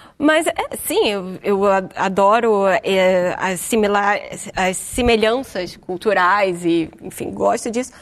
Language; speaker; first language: Portuguese; native; Portuguese